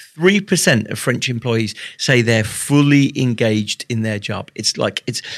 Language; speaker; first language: English; native; English